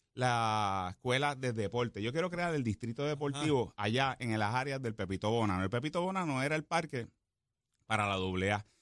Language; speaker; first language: Spanish; native; Spanish